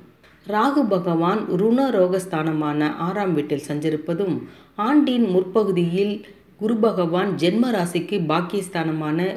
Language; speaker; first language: Tamil; native; Tamil